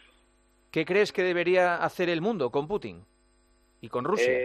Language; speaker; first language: Spanish; native; Spanish